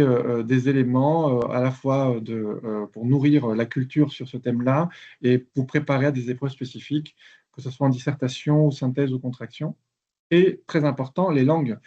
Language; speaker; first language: French; native; French